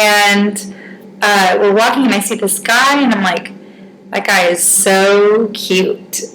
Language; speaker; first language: English; native; English